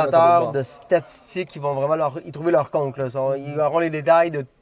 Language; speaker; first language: French; native; French